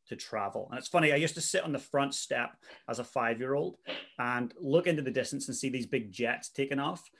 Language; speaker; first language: English; native; English